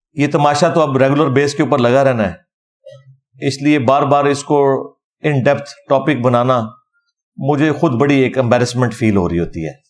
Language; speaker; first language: Urdu; non-native, local second language; Punjabi